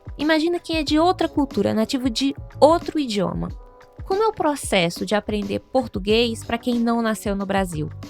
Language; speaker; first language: Portuguese; native; Portuguese